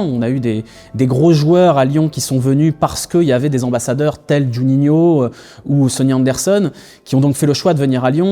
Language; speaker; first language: French; native; French